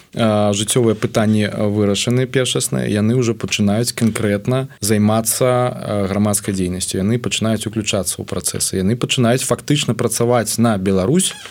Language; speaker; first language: Belarusian; non-native, local second language; Russian